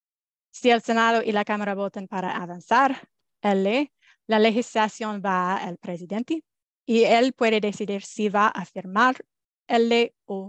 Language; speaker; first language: Spanish; non-native, fluent; English